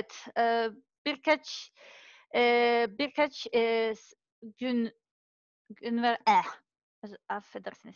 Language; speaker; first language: Turkish; non-native, learner; Serbian